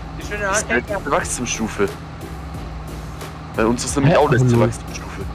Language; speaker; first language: German; native; German